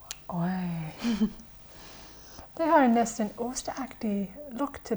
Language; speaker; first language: Swedish; non-native, fluent; English